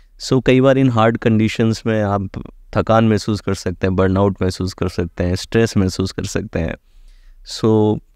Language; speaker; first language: Hindi; native; Hindi